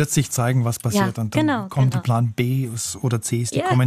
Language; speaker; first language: German; native; German